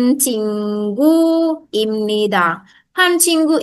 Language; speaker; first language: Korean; non-native, fluent; Sinhala